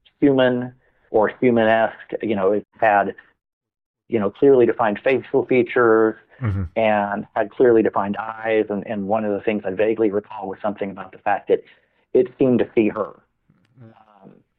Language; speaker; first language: English; native; English